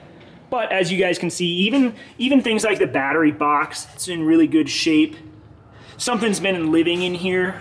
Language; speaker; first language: English; native; English